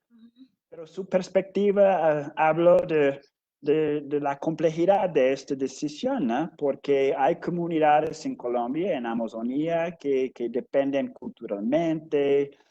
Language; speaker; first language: Spanish; non-native, fluent; English